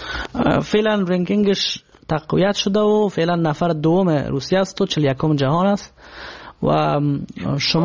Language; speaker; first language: Persian; native; Persian